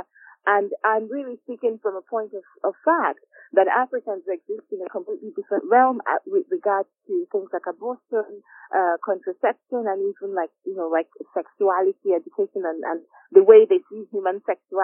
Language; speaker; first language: English; non-native, local second language; Igbo